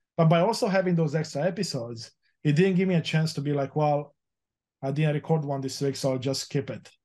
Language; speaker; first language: English; early bilingual, other home language; Romanian